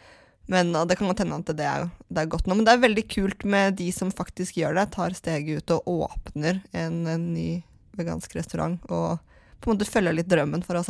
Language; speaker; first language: Norwegian; native; Norwegian